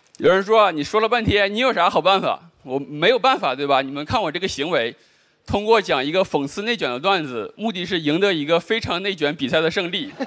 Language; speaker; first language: Chinese; native; Chinese